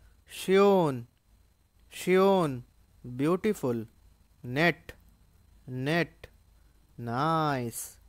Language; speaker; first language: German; non-native, learner; Hindi